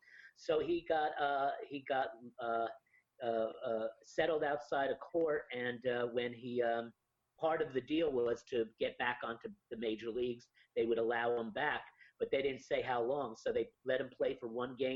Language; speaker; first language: English; native; English